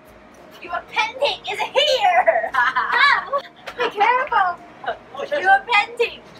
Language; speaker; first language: English; non-native, learner; Chinese